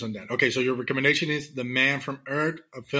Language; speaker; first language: English; non-native, fluent; Spanish